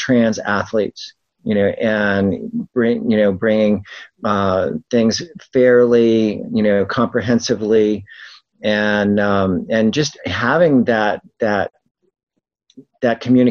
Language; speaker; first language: English; native; English